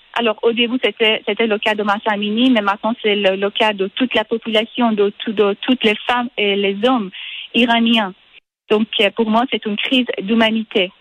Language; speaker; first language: French; non-native, fluent; Persian